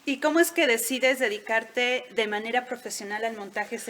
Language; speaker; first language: Spanish; native; Spanish